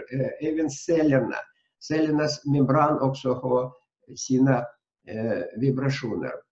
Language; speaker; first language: Swedish; non-native, fluent; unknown